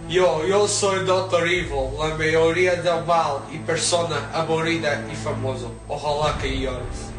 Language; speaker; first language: Spanish; non-native, learner; English